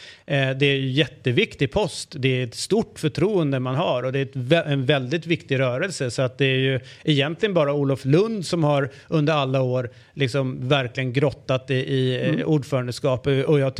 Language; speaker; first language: Swedish; native; Swedish